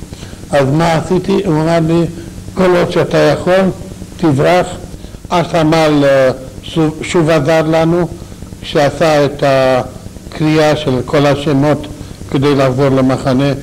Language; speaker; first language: Hebrew; non-native, fluent; Romanian